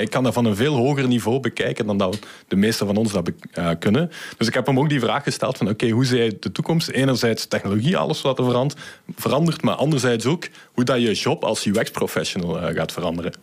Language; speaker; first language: Dutch; native; Dutch